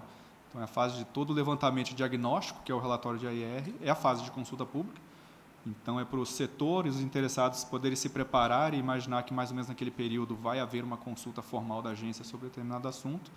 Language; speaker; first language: Portuguese; native; Portuguese